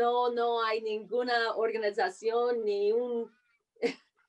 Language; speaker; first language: Spanish; non-native, fluent; English